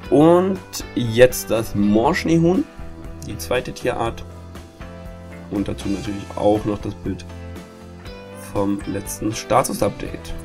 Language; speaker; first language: German; native; German